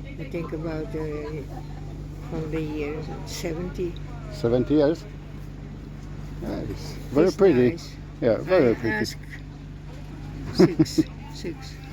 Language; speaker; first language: English; non-native, learner; Polish